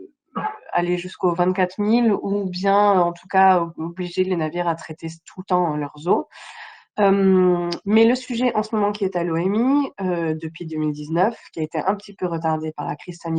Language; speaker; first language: French; native; French